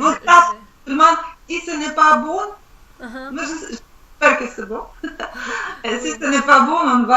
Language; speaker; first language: French; non-native, learner; Russian